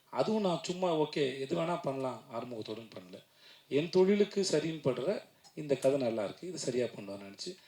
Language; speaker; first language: Tamil; native; Tamil